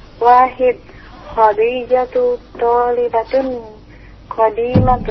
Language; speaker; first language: Arabic; non-native, learner; Indonesian